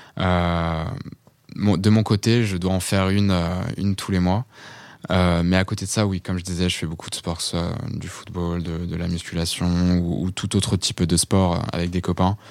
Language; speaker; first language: French; early bilingual, other home language; Portuguese